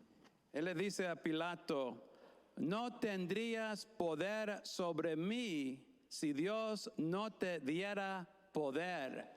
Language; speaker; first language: Spanish; non-native, fluent; English